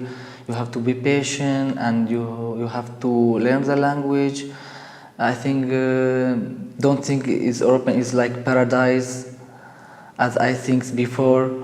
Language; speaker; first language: English; non-native, learner; Arabic